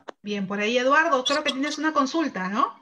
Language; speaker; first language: Spanish; native; Spanish